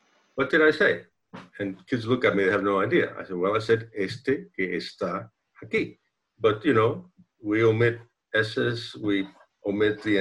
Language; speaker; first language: English; non-native, fluent; Spanish